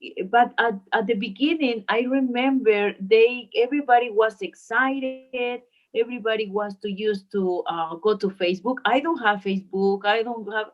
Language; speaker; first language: English; non-native, learner; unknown